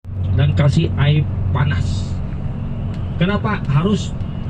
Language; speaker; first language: Indonesian; non-native, learner; Vietnamese